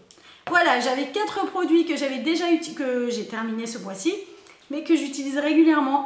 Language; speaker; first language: French; native; French